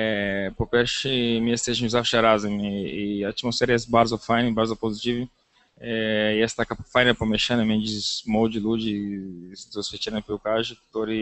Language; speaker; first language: Polish; non-native, learner; Portuguese